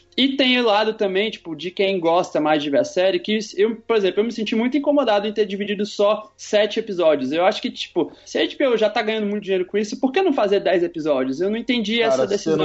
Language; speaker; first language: Portuguese; native; Portuguese